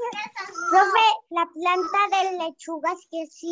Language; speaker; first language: Spanish; native; Spanish